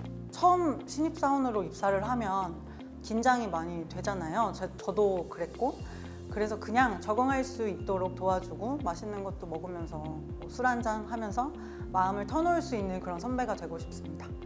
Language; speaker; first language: Korean; native; Korean